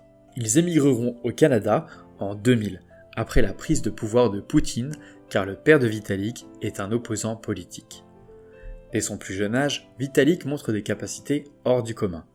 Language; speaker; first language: French; native; French